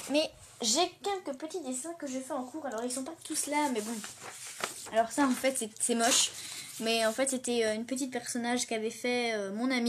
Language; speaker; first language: French; native; French